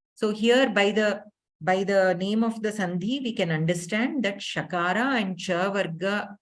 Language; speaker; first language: English; non-native, local second language; Telugu